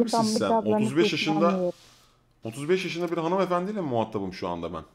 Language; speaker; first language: Turkish; early bilingual, heritage; Turkish